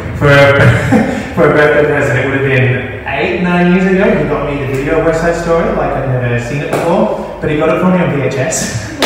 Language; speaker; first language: English; native; English